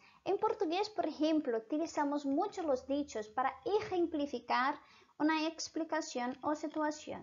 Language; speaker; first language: Spanish; non-native, fluent; Portuguese